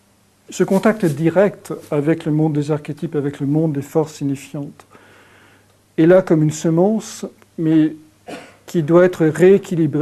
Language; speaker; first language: French; native; French